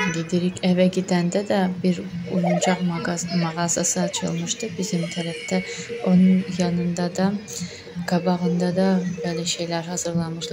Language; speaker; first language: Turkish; non-native, learner; Azerbaijani